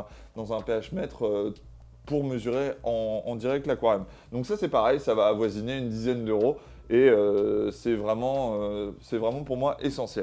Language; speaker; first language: French; native; French